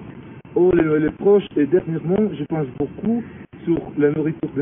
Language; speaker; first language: French; non-native, learner; Spanish